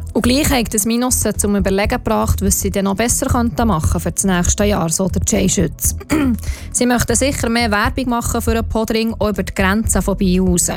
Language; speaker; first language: German; native; German